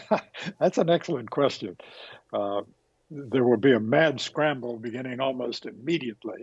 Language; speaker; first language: English; native; English